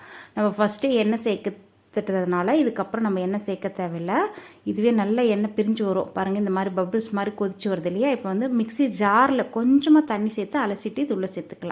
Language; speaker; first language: Tamil; native; Tamil